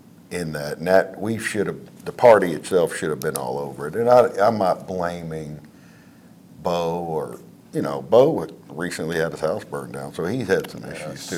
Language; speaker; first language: English; native; English